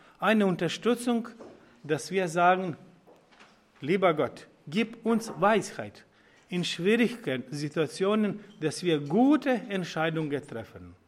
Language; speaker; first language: German; non-native, learner; Croatian